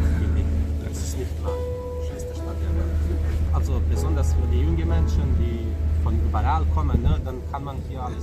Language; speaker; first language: German; non-native, fluent; Serbian